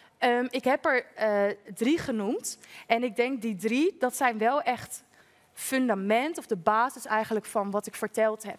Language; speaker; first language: Dutch; native; Dutch